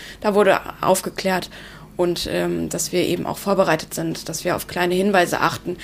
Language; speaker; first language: German; early bilingual, other home language; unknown